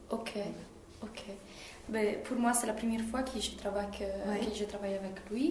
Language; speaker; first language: French; non-native, fluent; Italian